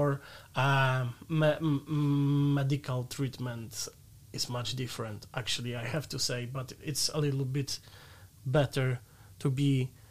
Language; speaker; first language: English; non-native, fluent; Polish